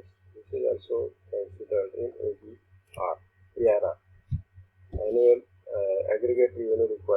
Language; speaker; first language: English; non-native, local second language; Marathi